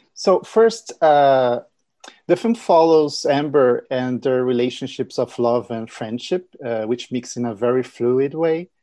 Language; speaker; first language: English; non-native, fluent; Portuguese